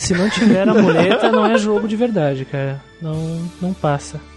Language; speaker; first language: Portuguese; native; Portuguese